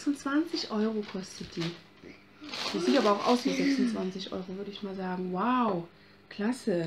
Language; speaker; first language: German; native; German